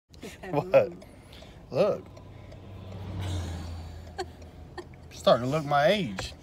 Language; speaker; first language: English; native; English